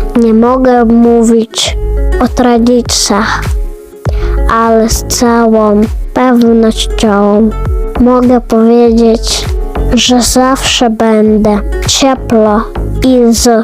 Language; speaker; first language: Polish; early bilingual, other home language; Ukrainian